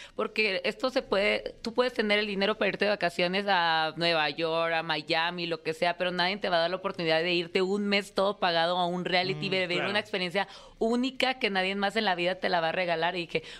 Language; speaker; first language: Spanish; native; Spanish